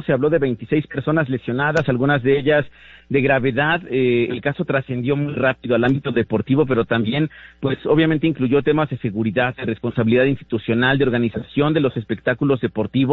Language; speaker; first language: Spanish; native; Spanish